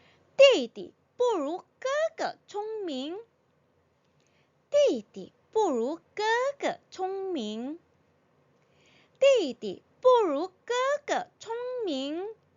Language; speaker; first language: Chinese; non-native, fluent; Korean